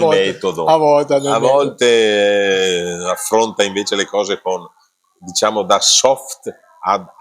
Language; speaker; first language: Italian; native; Italian